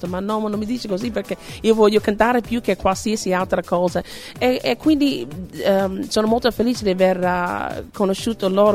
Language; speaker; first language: Italian; non-native, fluent; English